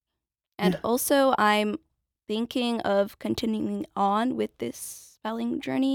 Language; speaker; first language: English; early bilingual, other home language; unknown